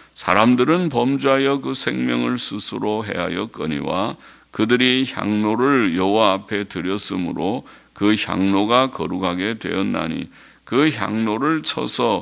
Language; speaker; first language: Korean; native; Korean